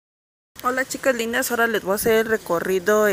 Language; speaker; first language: Spanish; native; Spanish